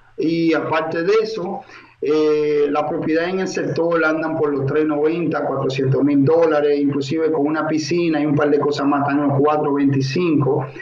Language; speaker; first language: Spanish; native; Spanish